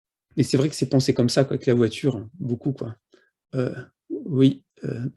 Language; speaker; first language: French; native; French